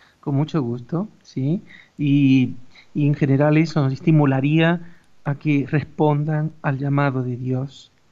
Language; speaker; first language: Spanish; native; Spanish